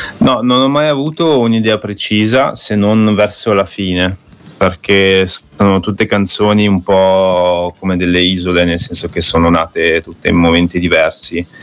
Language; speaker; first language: Italian; early bilingual, other home language; Russian